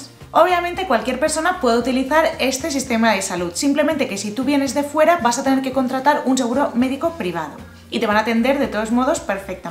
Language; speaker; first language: Spanish; native; Spanish